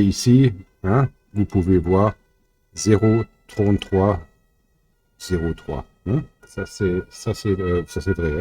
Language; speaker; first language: French; non-native, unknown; German